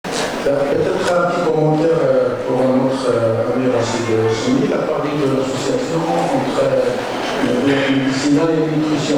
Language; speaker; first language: French; non-native, local second language; Arabic